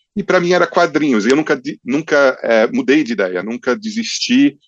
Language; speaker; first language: Portuguese; early bilingual, other home language; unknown